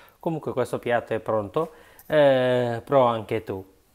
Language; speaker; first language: Italian; non-native, learner; Sinhala